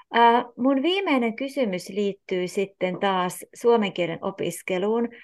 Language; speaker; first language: Finnish; native; Finnish